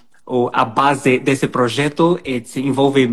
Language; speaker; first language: Spanish; non-native, learner; Portuguese